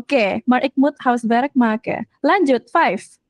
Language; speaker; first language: Dutch; non-native, fluent; Indonesian